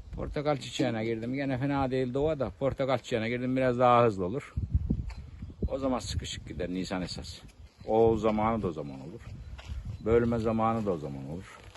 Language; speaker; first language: Turkish; native; Turkish